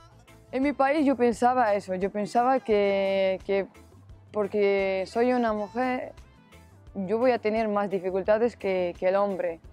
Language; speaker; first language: Spanish; non-native, learner; Arabic